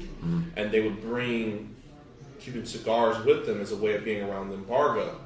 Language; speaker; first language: English; native; English